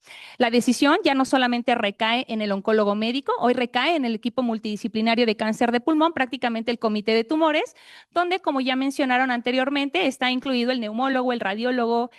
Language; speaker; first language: Spanish; native; Spanish